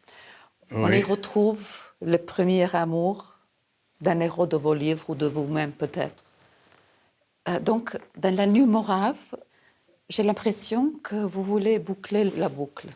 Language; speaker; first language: French; non-native, fluent; Serbian